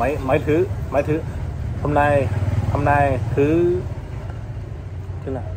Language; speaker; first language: Vietnamese; non-native, learner; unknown